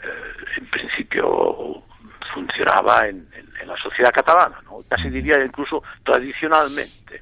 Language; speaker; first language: Spanish; native; Spanish